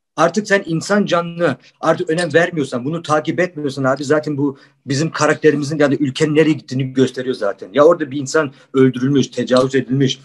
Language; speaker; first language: Turkish; early bilingual, heritage; Turkish